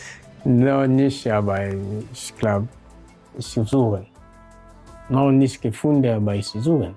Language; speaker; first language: German; non-native, local second language; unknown